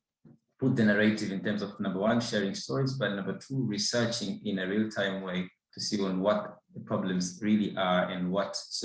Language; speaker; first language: English; non-native, local second language; Swahili